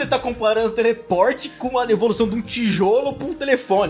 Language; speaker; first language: Portuguese; native; Portuguese